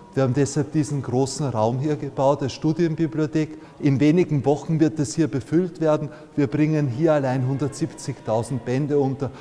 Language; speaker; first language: German; native; German